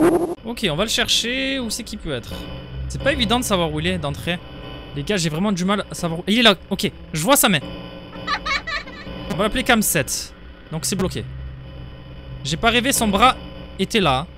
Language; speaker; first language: French; native; French